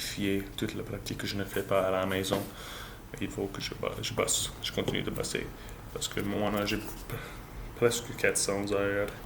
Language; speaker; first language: French; non-native, learner; English